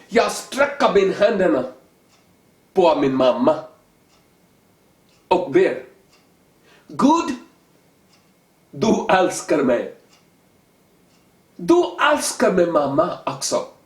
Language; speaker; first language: Swedish; non-native, learner; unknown